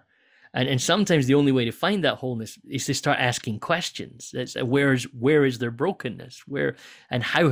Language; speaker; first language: English; native; English